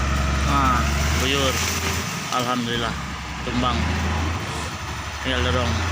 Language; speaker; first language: Indonesian; native; Indonesian